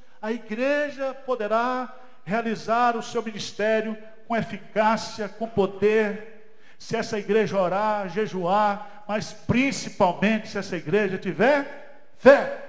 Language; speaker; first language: Portuguese; native; Portuguese